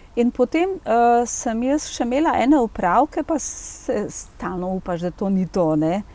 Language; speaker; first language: Slovenian; native; Slovenian